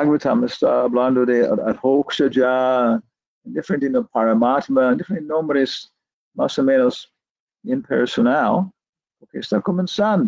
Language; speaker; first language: Spanish; non-native, learner; English